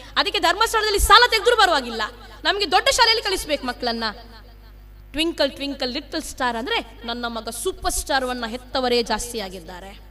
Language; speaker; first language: Kannada; non-native, local second language; Tulu